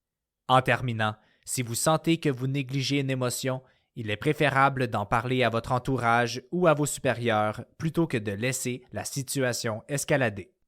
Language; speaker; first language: French; native; French